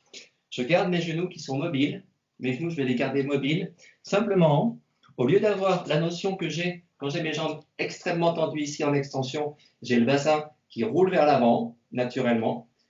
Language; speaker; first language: French; native; French